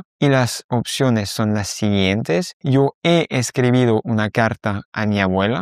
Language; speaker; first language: Spanish; non-native, fluent; French